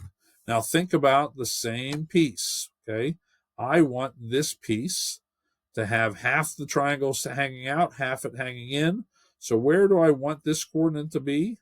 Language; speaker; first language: English; native; English